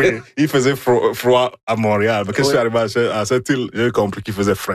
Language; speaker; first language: French; non-native, fluent; Igbo